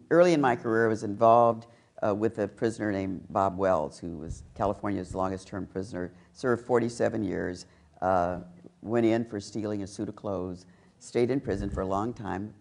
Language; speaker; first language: English; native; English